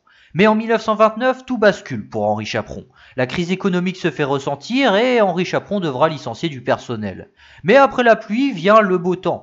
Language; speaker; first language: French; native; French